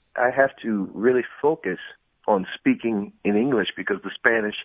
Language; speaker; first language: English; native; English